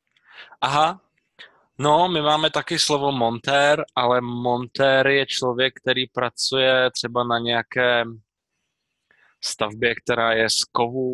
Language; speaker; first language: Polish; non-native, learner; Czech